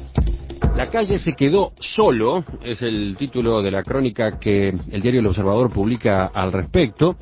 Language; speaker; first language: Spanish; native; Spanish